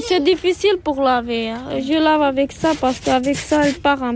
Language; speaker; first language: French; non-native, learner; Romanian